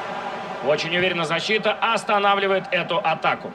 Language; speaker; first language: Russian; native; Russian